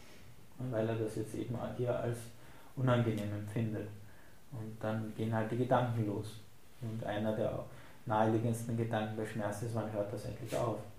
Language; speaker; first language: German; native; German